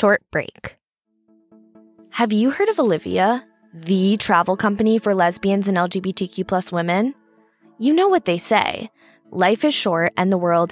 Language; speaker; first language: English; native; English